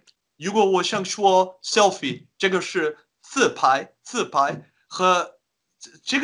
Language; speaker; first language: Chinese; non-native, learner; Dutch